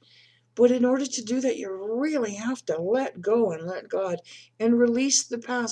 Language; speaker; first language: English; native; English